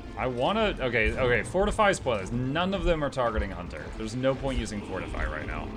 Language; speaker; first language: English; native; English